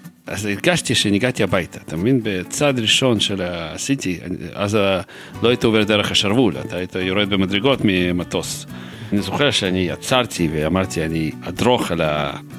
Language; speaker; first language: Hebrew; non-native, fluent; Russian